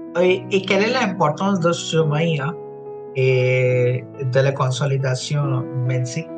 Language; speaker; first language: French; non-native, fluent; Punjabi